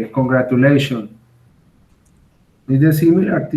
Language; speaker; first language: English; non-native, learner; Spanish